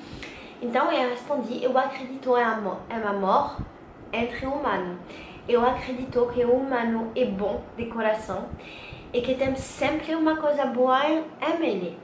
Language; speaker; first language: Portuguese; non-native, learner; French